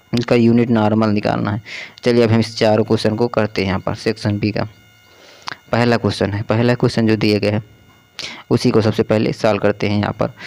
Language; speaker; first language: Hindi; native; Hindi